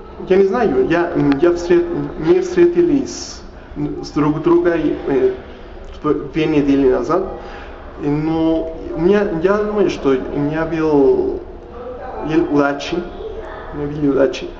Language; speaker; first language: Russian; non-native, learner; Spanish